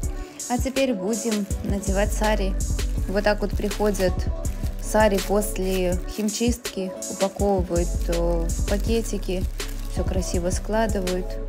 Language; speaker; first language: Russian; native; Russian